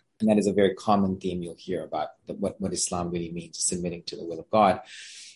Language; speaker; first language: English; non-native, fluent; Gujarati